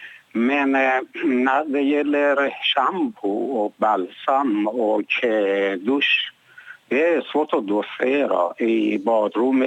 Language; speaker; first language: Swedish; non-native, learner; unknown